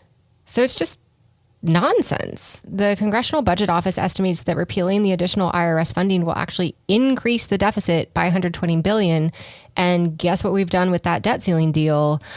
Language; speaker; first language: English; native; English